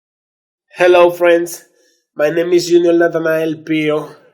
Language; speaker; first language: English; non-native, learner; Spanish